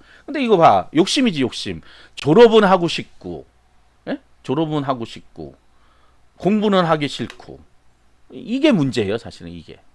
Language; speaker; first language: Korean; native; Korean